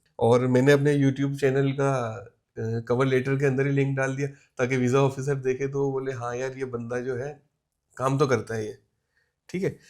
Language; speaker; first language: Urdu; native; Urdu